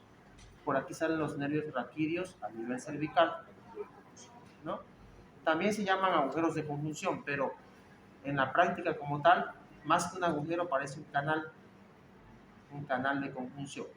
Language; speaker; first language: Spanish; native; Spanish